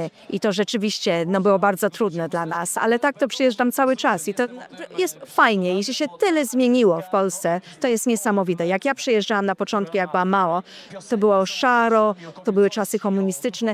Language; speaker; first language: Polish; early bilingual, heritage; Polish